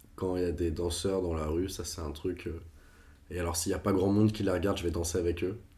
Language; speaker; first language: French; non-native, fluent; Portuguese